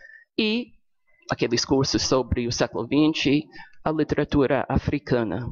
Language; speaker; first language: Portuguese; non-native, fluent; English